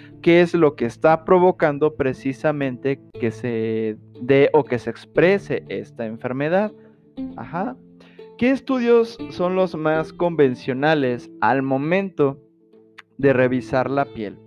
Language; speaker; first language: Spanish; native; Spanish